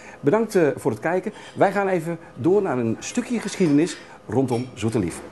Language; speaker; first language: Dutch; native; Dutch